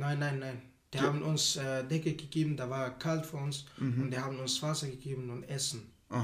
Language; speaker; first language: German; non-native, learner; Arabic